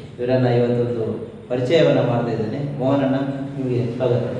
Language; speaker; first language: Kannada; native; Kannada